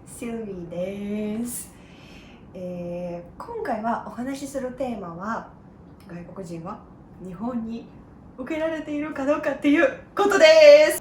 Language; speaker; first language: Japanese; non-native, fluent; Russian